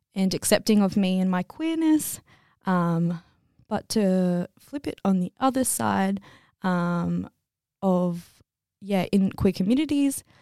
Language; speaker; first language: English; native; English